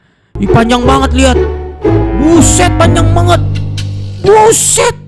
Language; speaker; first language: Indonesian; native; Indonesian